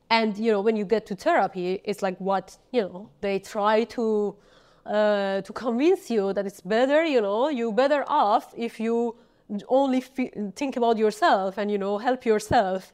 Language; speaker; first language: English; non-native, fluent; Persian